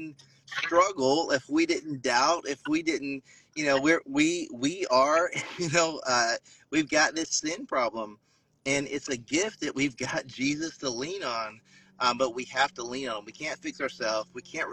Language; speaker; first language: English; native; English